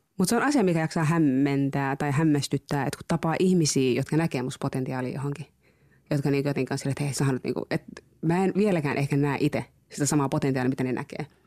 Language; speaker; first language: Finnish; early bilingual, other home language; Somali